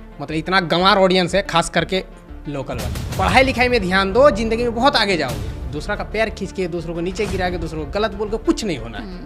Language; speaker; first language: Hindi; native; Hindi